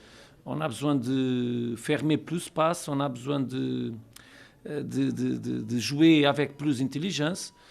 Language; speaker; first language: French; non-native, learner; Portuguese